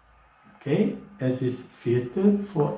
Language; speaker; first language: German; non-native, fluent; English